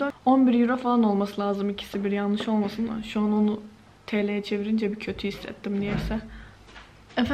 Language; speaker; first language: Turkish; native; Turkish